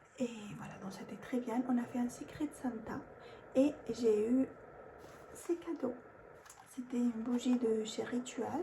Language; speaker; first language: French; non-native, fluent; Spanish